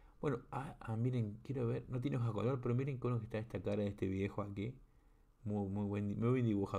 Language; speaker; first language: Spanish; native; Spanish